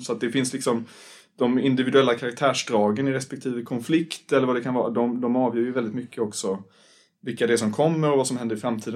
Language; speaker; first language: Swedish; native; Swedish